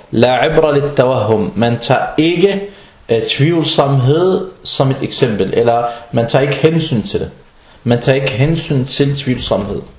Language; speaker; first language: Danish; non-native, fluent; Arabic